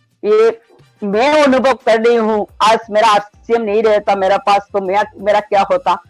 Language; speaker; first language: Hindi; non-native, local second language; Bangla